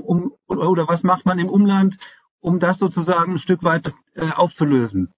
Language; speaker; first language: German; native; German